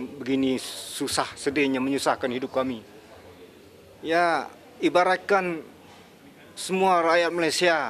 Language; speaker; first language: Malay; non-native, local second language; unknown